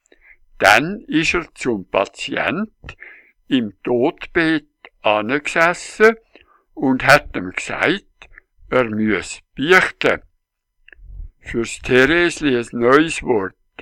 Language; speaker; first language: German; native; German